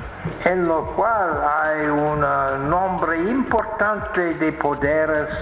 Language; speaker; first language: Spanish; non-native, fluent; English